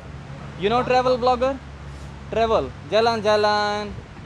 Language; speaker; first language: English; non-native, learner; Urdu